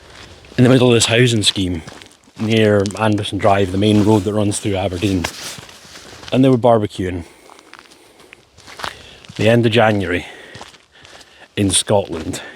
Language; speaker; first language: English; native; English